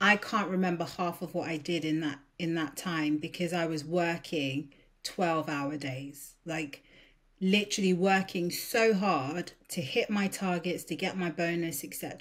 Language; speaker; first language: English; early bilingual, other home language; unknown